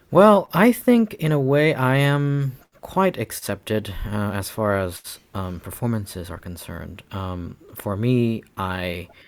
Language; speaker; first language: English; non-native, fluent; Chinese